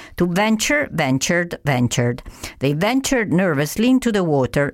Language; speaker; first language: English; non-native, fluent; Italian